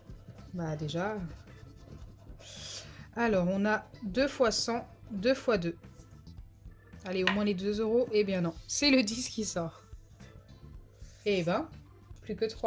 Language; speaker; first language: French; native; French